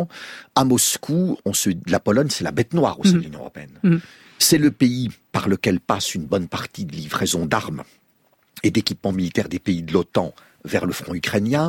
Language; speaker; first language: French; native; French